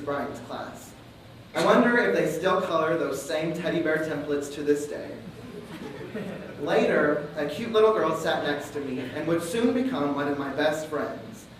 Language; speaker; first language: English; native; English